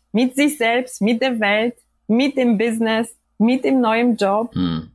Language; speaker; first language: German; non-native, fluent; Polish